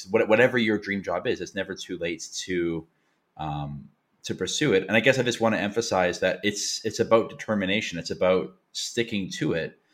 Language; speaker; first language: English; native; English